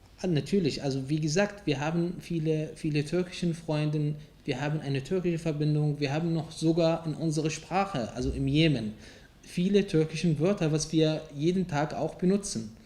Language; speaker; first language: German; non-native, fluent; Arabic